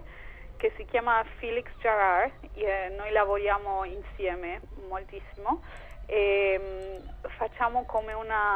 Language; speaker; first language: Italian; non-native, fluent; Spanish